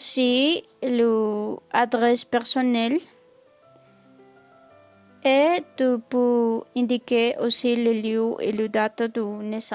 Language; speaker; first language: French; non-native, learner; Spanish